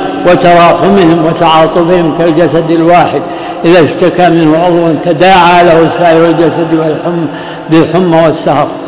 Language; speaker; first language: Arabic; native; Arabic